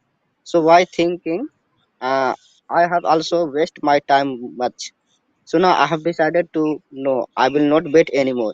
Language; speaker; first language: English; non-native, learner; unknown